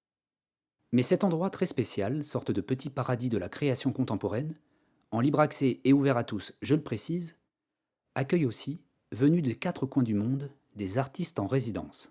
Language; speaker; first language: French; native; French